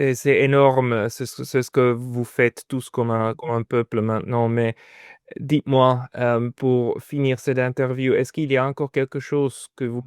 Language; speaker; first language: French; non-native, fluent; German